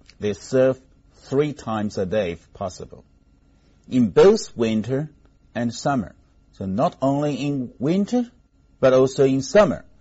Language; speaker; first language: English; non-native, fluent; Chinese